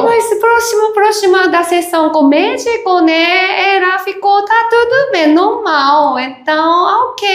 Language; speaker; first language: Portuguese; non-native, learner; Japanese